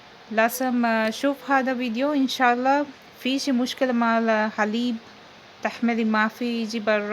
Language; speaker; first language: Arabic; non-native, learner; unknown